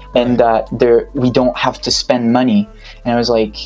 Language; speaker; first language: English; non-native, fluent; French